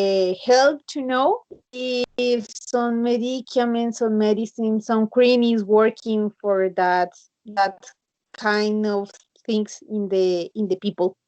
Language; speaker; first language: English; non-native, learner; Spanish